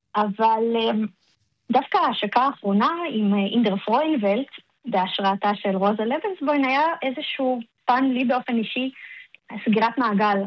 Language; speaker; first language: Hebrew; early bilingual, other home language; Russian